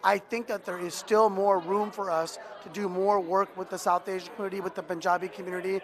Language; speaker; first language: English; native; English